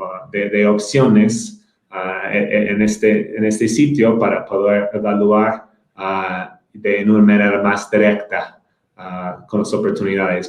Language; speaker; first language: Spanish; non-native, fluent; English